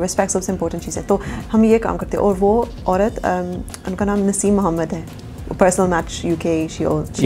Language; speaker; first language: Hindi; early bilingual, heritage; Urdu